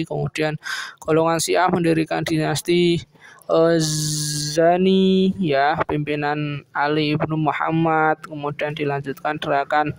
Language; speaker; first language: Indonesian; native; Indonesian